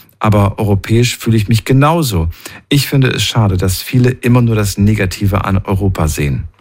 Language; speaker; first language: German; native; German